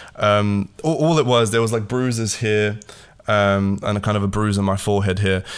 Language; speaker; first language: English; early bilingual, other home language; Latvian